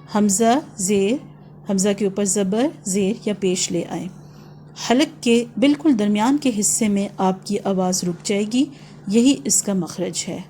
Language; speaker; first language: Urdu; native; Urdu